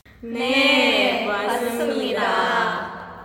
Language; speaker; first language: Korean; non-native, learner; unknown